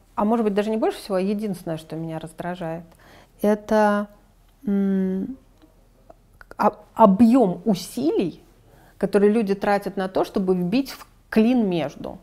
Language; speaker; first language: Russian; native; Russian